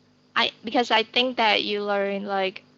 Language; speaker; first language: English; non-native, learner; Vietnamese